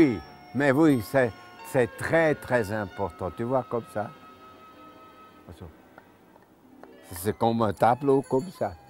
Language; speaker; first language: French; non-native, local second language; German